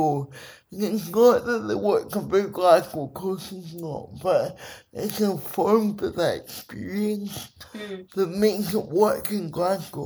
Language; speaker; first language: English; native; English